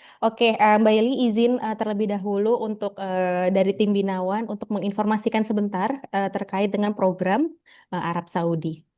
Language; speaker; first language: Indonesian; native; Indonesian